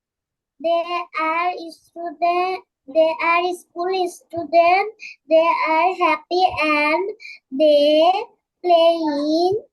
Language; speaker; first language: English; non-native, learner; Bangla